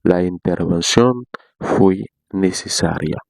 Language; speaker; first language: Spanish; non-native, learner; Haitian Creole